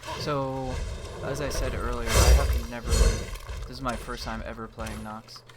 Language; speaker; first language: English; native; English